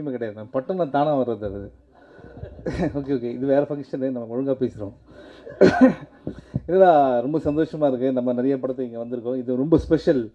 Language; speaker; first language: Tamil; native; Tamil